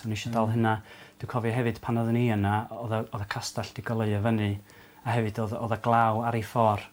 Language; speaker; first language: Welsh; native; Welsh